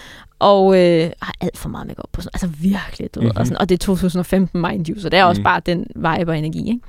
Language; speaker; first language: Danish; native; Danish